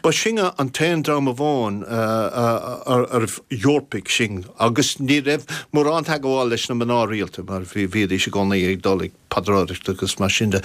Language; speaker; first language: Irish; native; Irish